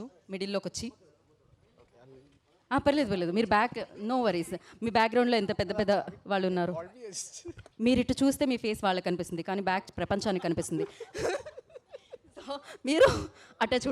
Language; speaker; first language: Telugu; native; Telugu